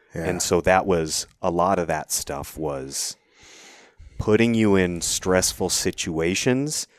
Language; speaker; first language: English; native; English